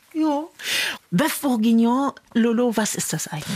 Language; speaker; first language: German; native; German